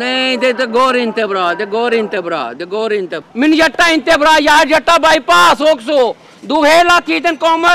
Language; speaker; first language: Swedish; non-native, learner; Urdu